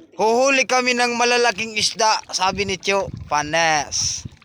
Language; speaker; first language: Filipino; non-native, local second language; Bikol